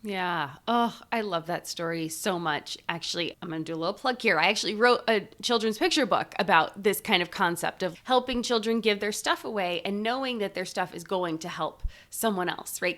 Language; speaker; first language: English; native; English